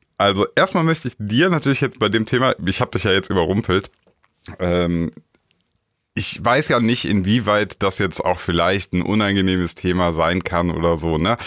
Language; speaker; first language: German; native; German